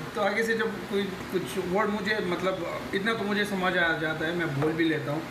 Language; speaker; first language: Urdu; early bilingual, heritage; Hindi